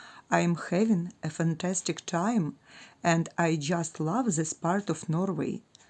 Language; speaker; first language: English; non-native, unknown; Ukrainian